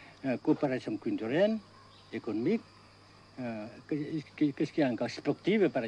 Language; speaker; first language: French; non-native, fluent; Vietnamese